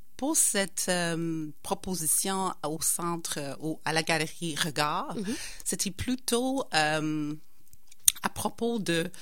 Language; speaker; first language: French; non-native, fluent; English